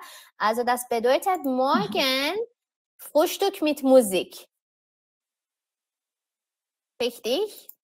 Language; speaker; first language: German; non-native, fluent; Persian